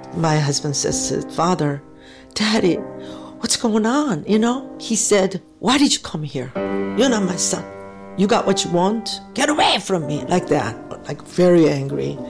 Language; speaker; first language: English; non-native, fluent; Korean